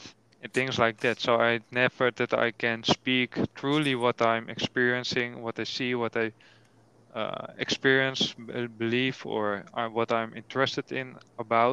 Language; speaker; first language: English; non-native, learner; Dutch